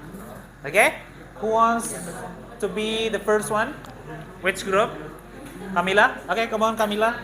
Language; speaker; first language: English; non-native, fluent; Indonesian